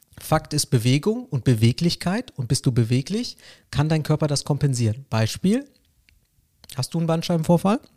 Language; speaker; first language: German; early bilingual, other home language; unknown